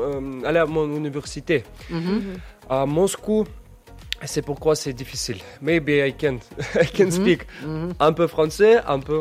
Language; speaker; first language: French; non-native, learner; Russian